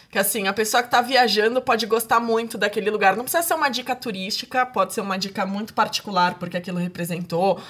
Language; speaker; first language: Portuguese; native; Portuguese